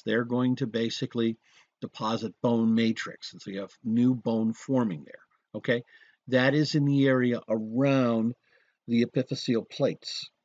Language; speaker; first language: English; native; English